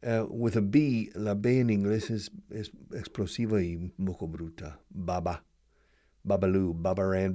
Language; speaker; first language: Spanish; non-native, fluent; English